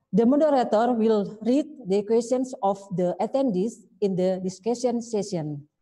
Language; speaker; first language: English; non-native, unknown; Indonesian